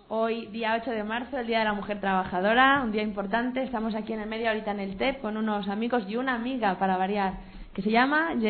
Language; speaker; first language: Spanish; native; Spanish